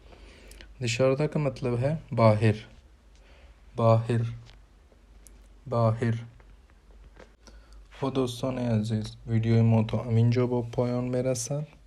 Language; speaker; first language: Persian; non-native, fluent; Urdu